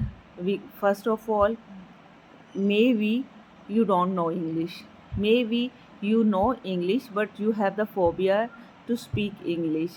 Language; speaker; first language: English; non-native, learner; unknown